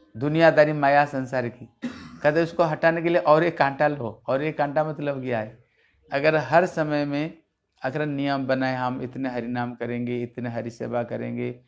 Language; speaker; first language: Hindi; non-native, local second language; Bangla